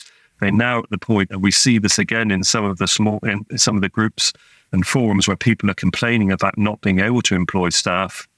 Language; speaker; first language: English; native; English